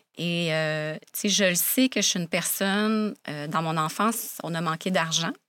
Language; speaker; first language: French; native; French